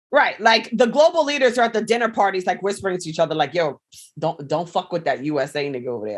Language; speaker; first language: English; native; English